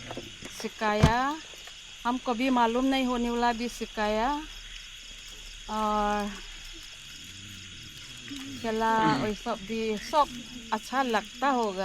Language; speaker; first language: Hindi; non-native, local second language; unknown